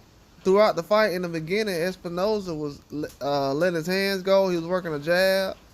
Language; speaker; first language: English; native; English